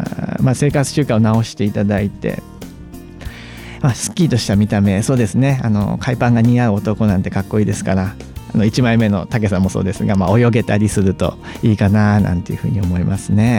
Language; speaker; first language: Japanese; native; Japanese